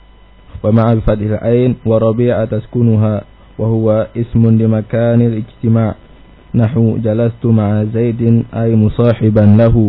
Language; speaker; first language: Arabic; non-native, learner; Indonesian